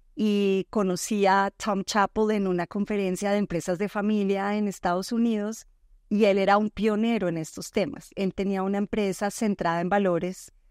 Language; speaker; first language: Spanish; native; Spanish